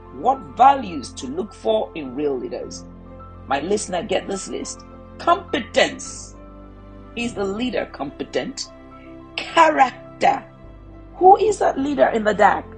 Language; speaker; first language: English; non-native, local second language; Yoruba